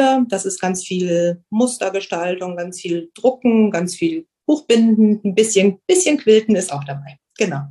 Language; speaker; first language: German; native; German